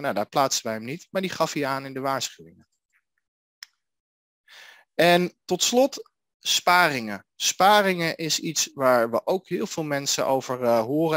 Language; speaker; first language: Dutch; native; Dutch